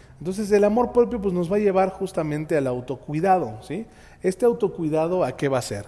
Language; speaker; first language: Spanish; native; Spanish